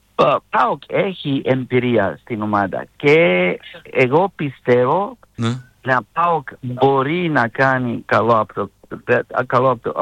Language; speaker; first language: Greek; non-native, learner; Serbian